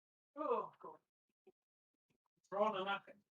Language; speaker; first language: Welsh; native; Welsh